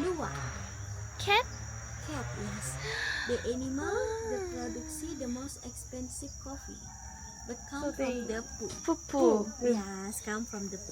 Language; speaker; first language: English; non-native, learner; Indonesian